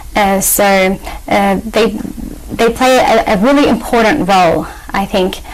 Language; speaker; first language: English; native; English